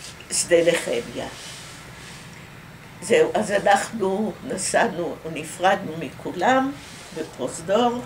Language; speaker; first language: Hebrew; early bilingual, other home language; Dutch